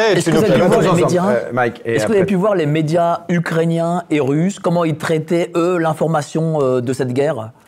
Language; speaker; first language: French; non-native, fluent; Polish